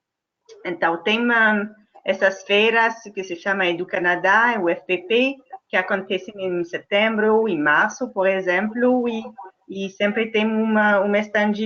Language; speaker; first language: Portuguese; non-native, fluent; French